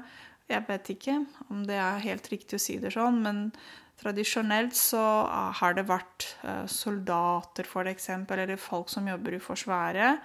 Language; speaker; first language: Norwegian; non-native, fluent; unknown